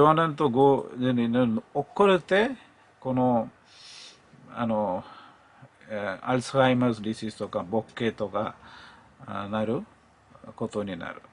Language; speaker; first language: Japanese; non-native, learner; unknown